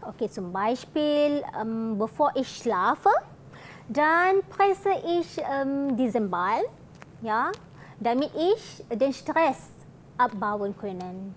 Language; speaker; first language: German; non-native, fluent; Malay